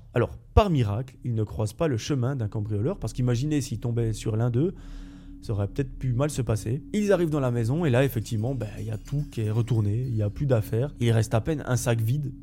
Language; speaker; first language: French; native; French